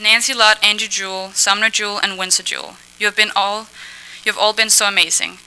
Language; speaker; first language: English; non-native, fluent; Danish